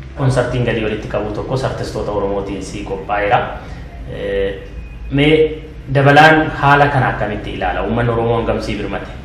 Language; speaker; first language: Oromo; native; Oromo